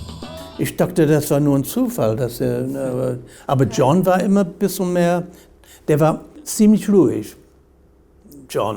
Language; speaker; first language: German; non-native, fluent; English